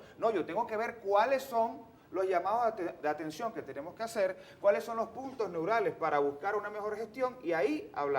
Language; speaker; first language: Spanish; native; Spanish